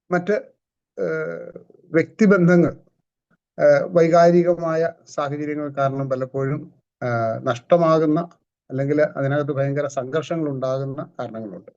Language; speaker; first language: Malayalam; native; Malayalam